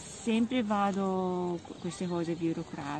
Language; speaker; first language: Italian; non-native, learner; Japanese